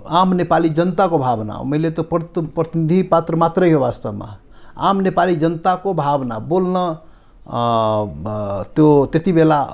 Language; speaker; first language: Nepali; non-native, local second language; Maithili